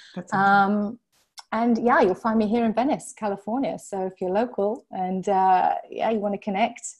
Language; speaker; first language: English; native; English